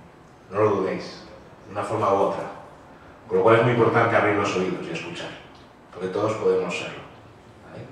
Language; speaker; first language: Spanish; native; Spanish